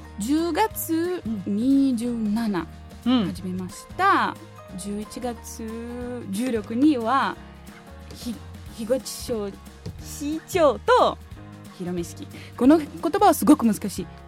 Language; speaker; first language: Japanese; non-native, learner; Portuguese